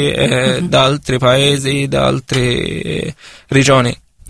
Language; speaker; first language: Italian; non-native, fluent; Arabic